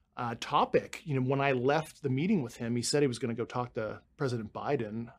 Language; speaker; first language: English; native; English